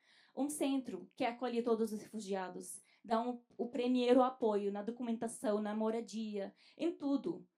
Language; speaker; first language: Portuguese; non-native, fluent; Arabic